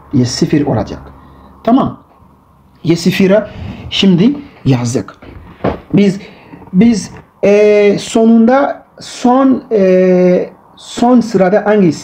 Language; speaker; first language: Turkish; non-native, learner; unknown